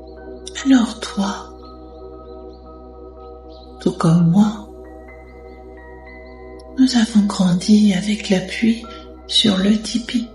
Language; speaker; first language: French; native; French